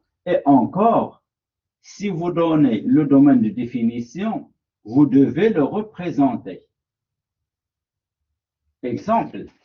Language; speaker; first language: French; non-native, local second language; Arabic